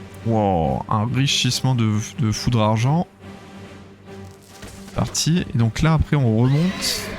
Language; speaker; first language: French; native; French